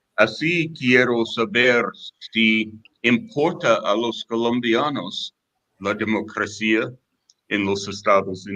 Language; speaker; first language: Spanish; non-native, fluent; English